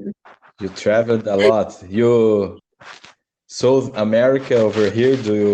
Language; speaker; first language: English; non-native, learner; Portuguese